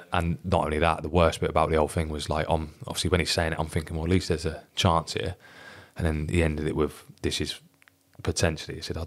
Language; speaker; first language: English; native; English